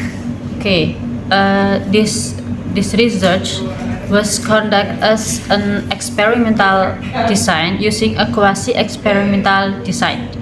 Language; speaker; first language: English; non-native, learner; Indonesian